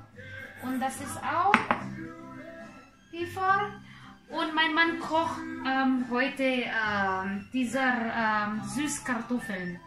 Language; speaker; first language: German; non-native, learner; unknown